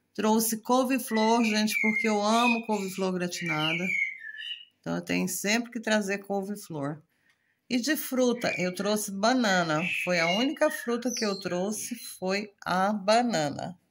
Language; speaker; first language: Portuguese; native; Portuguese